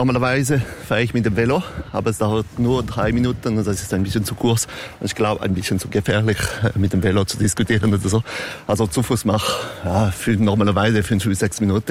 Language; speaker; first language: German; non-native, local second language; French